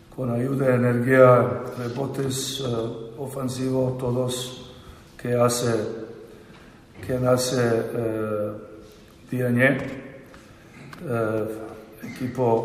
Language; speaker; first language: Spanish; non-native, learner; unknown